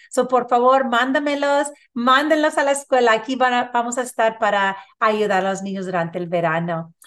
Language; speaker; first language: Spanish; early bilingual, heritage; Spanish